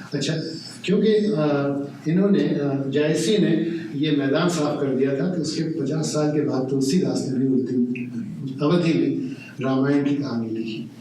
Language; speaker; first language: Urdu; native; Urdu